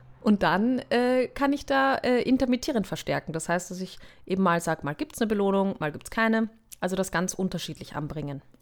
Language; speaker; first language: German; native; German